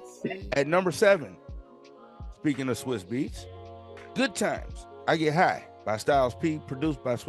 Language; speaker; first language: English; native; English